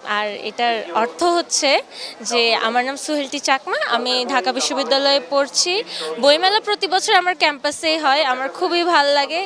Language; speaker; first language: Bangla; non-native, local second language; Chakma